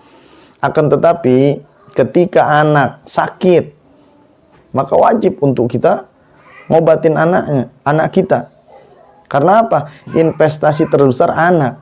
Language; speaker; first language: Indonesian; native; Indonesian